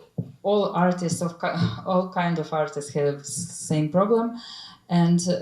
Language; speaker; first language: English; non-native, learner; Ukrainian